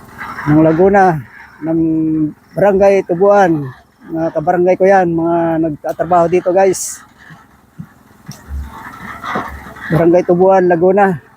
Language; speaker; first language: Filipino; native; Filipino